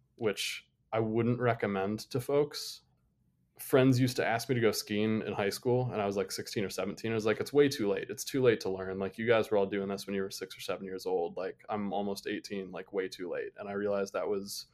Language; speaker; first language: English; native; English